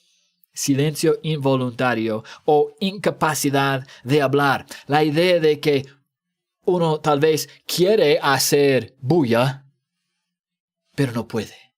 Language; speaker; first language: Spanish; non-native, fluent; English